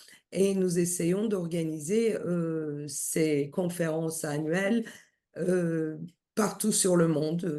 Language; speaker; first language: French; non-native, fluent; Turkish